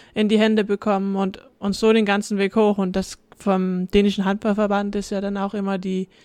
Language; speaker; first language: German; early bilingual, heritage; Danish